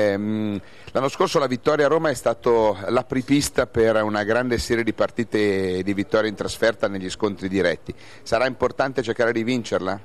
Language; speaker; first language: Italian; native; Italian